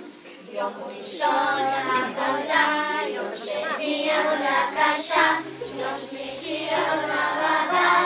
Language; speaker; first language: Hebrew; non-native, learner; English